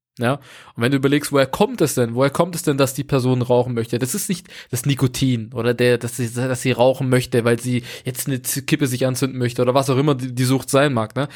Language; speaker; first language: German; native; German